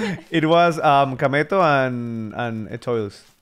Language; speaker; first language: English; non-native, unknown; Spanish